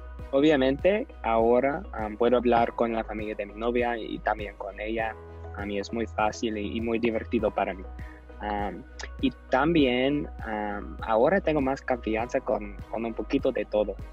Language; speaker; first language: Spanish; non-native, learner; English